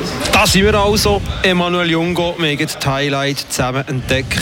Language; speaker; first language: German; native; German